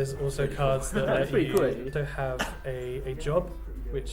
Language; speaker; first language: English; native; English